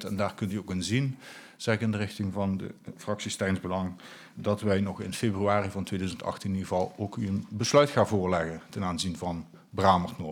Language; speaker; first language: Dutch; native; Dutch